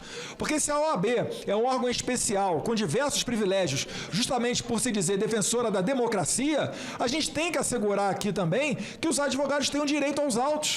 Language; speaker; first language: Portuguese; native; Portuguese